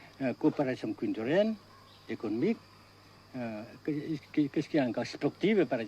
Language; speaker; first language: French; non-native, local second language; Vietnamese